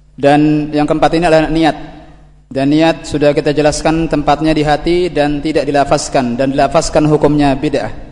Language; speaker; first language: Indonesian; native; Indonesian